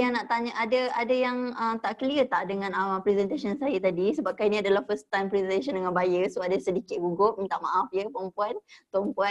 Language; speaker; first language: Malay; native; Malay